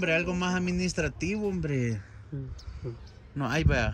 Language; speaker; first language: Spanish; native; Spanish